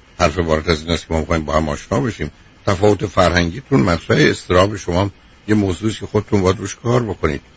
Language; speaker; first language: Persian; native; Persian